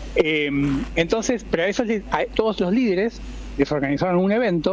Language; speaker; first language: Spanish; native; Spanish